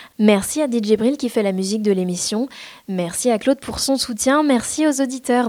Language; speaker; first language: French; native; French